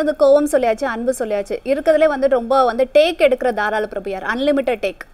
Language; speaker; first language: Tamil; native; Tamil